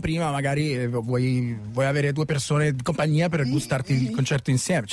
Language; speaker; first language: Italian; native; Italian